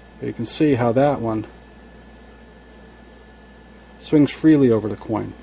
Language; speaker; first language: English; native; English